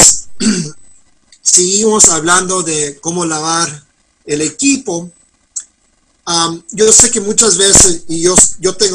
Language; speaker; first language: Spanish; non-native, fluent; English